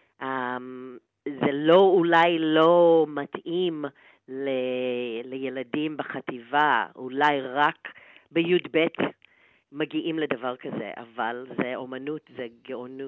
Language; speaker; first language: Hebrew; non-native, fluent; English